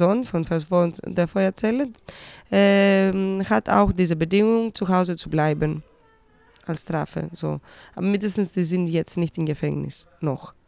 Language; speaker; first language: German; non-native, fluent; Greek